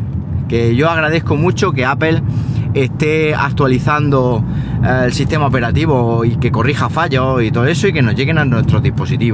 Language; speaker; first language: Spanish; native; Spanish